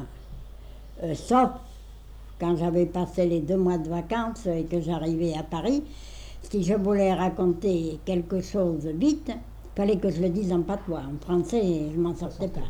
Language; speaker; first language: French; native; French